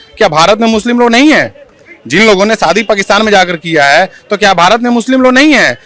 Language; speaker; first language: Hindi; native; Hindi